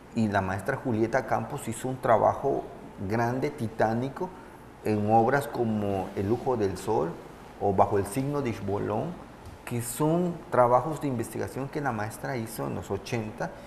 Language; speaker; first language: Spanish; non-native, local second language; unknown